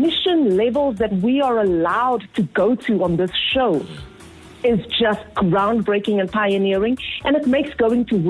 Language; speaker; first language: English; native; English